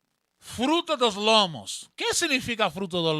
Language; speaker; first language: Spanish; early bilingual, heritage; Spanish